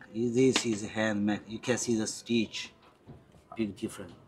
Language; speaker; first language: English; non-native, learner; Chinese